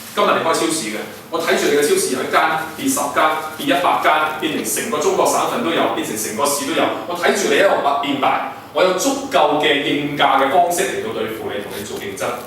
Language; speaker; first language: Cantonese; early bilingual, heritage; Cantonese